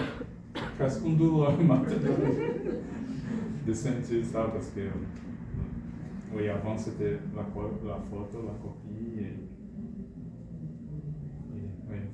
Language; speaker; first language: French; non-native, fluent; Portuguese